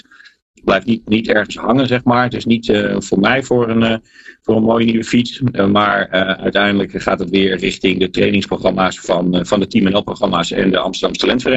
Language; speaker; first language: Dutch; native; Dutch